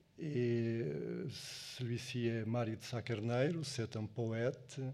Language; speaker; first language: French; non-native, fluent; Portuguese